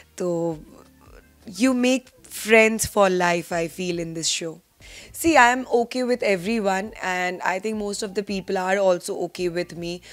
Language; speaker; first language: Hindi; non-native, local second language; Bangla